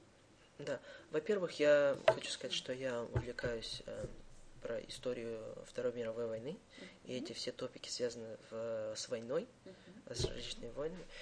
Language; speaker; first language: Russian; early bilingual, heritage; Russian